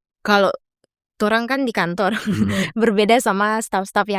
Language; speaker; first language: Indonesian; native; Indonesian